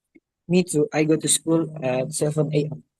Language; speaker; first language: English; non-native, learner; Indonesian